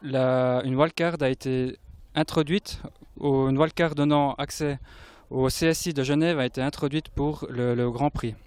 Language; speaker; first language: French; native; French